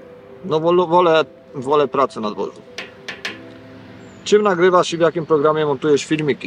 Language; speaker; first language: Polish; native; Polish